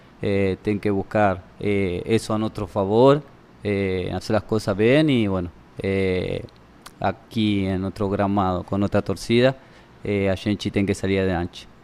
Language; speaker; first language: Portuguese; non-native, learner; Spanish